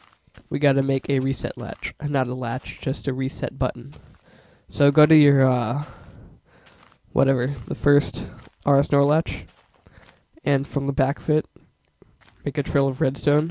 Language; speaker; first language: English; native; English